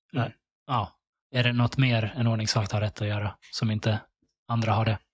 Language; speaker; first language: Swedish; early bilingual, other home language; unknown